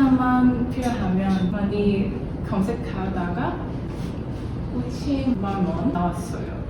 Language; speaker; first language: Korean; non-native, learner; Cantonese